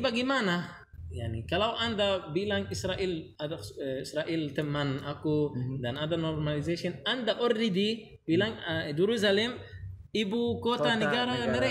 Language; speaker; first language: Indonesian; non-native, learner; Arabic